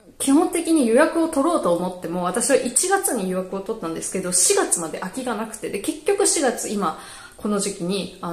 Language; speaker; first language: Japanese; native; Japanese